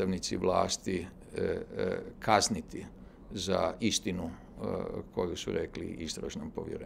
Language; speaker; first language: Serbian; native; Serbian